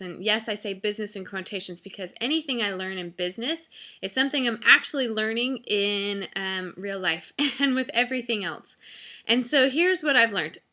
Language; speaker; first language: English; native; English